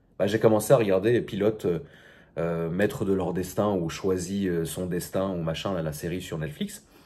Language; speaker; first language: French; native; French